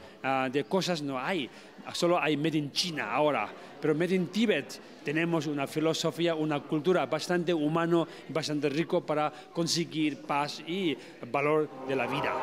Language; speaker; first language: Spanish; non-native, learner; Tibetan